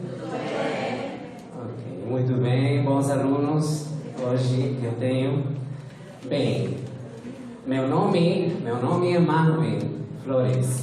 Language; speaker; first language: Portuguese; non-native, fluent; Spanish